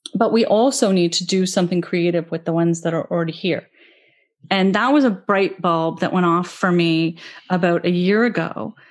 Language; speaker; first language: English; native; English